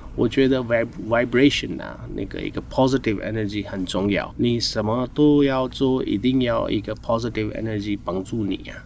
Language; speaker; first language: Chinese; non-native, fluent; Hindi